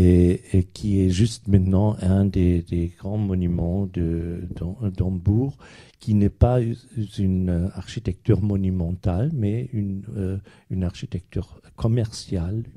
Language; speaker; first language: French; non-native, fluent; German